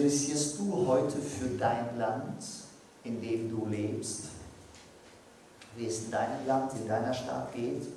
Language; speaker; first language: German; non-native, fluent; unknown